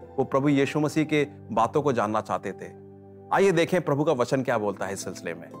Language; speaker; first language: Hindi; native; Hindi